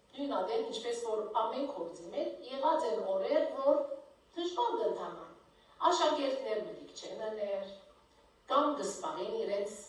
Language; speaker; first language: Armenian; native; Armenian